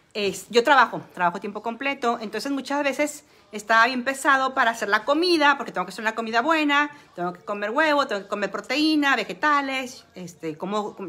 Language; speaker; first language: Spanish; native; Spanish